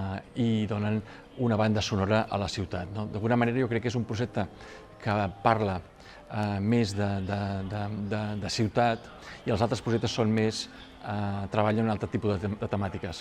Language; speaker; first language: Catalan; native; Catalan